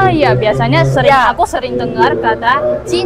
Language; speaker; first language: Indonesian; non-native, fluent; Chinese